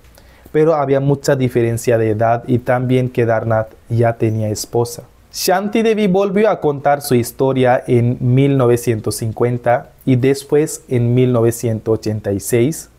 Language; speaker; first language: Spanish; non-native, fluent; Hindi